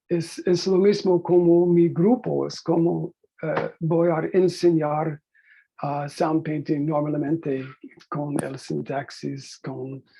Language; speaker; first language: Spanish; non-native, learner; English